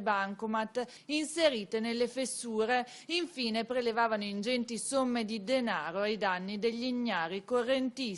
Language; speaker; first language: Italian; native; Italian